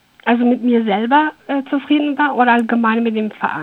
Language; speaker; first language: German; early bilingual, other home language; Persian